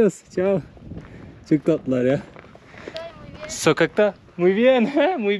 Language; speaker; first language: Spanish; non-native, learner; Turkish